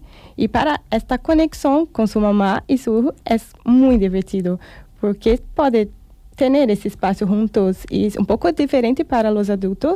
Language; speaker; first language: Spanish; non-native, fluent; Portuguese